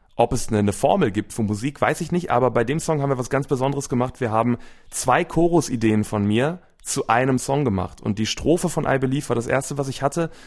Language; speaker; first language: German; native; German